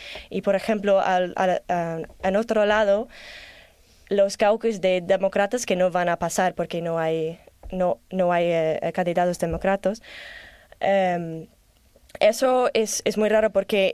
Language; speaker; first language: Spanish; non-native, learner; English